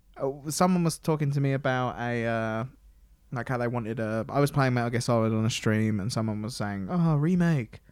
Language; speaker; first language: English; native; English